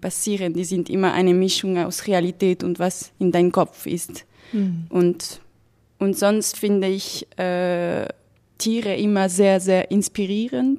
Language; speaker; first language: German; non-native, fluent; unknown